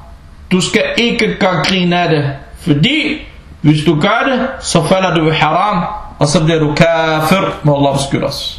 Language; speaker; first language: Danish; early bilingual, other home language; Arabic